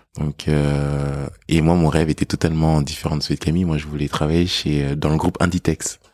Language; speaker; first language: French; early bilingual, other home language; English